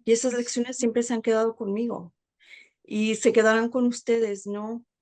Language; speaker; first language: Spanish; early bilingual, heritage; Spanish